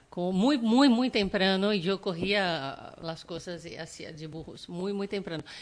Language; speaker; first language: Spanish; non-native, learner; Portuguese